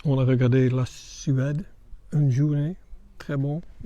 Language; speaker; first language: French; non-native, learner; Dutch